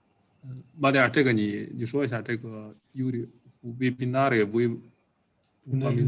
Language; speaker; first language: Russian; non-native, fluent; Chinese